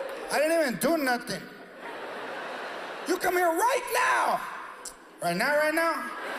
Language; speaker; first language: English; early bilingual, other home language; Spanish